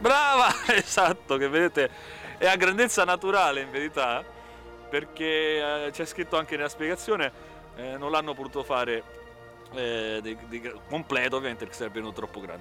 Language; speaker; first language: Italian; native; Italian